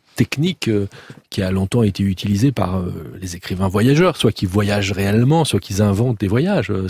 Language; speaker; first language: French; native; French